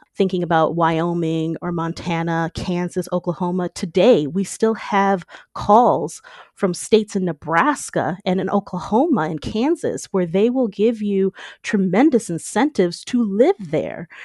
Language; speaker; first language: English; native; English